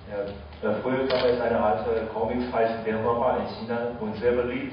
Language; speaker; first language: German; non-native, fluent; Chinese